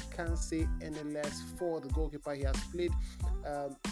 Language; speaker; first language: English; non-native, local second language; Yoruba